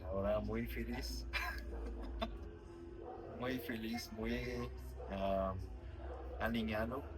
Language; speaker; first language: Spanish; non-native, learner; French